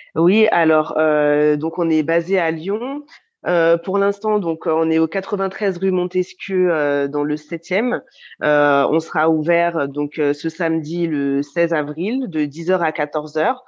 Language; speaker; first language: French; native; French